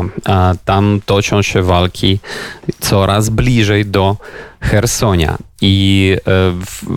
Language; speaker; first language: Polish; non-native, fluent; Ukrainian